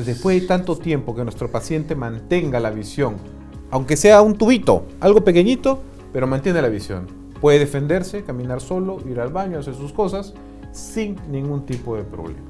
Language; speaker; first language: Spanish; native; Spanish